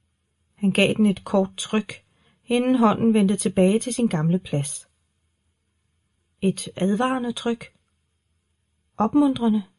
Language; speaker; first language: Danish; native; Danish